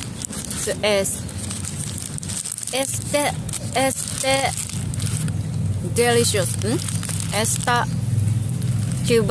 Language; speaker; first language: Spanish; non-native, learner; Japanese